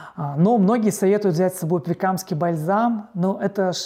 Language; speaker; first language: Russian; native; Russian